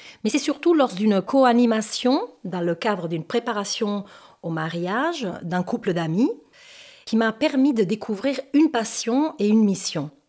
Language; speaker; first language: French; non-native, fluent; Spanish